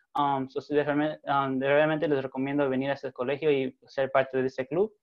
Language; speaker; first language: Spanish; early bilingual, heritage; Spanish